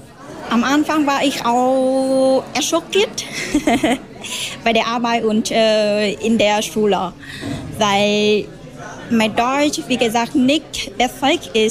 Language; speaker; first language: German; non-native, learner; Vietnamese